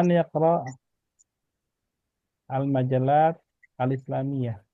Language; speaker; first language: Arabic; non-native, fluent; Indonesian